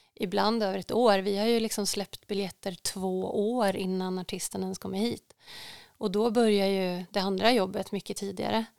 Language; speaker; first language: Swedish; native; Swedish